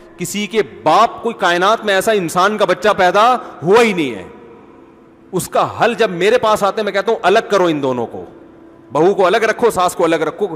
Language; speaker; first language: Urdu; native; Urdu